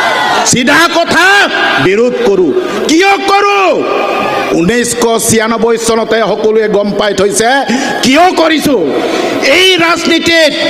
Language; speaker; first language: Assamese; non-native, local second language; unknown